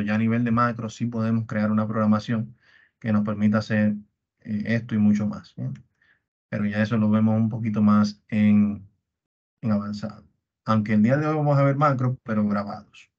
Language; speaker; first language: Spanish; native; Spanish